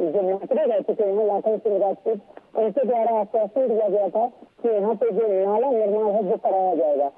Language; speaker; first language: Hindi; native; Hindi